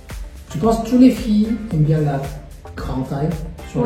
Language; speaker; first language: French; non-native, fluent; Korean